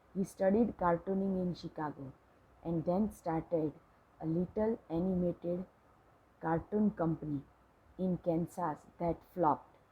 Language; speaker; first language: English; non-native, local second language; Gujarati